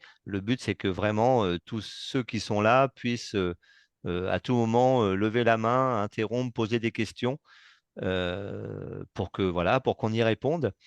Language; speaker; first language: French; native; French